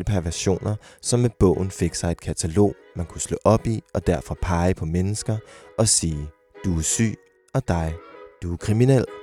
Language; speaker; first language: Danish; native; Danish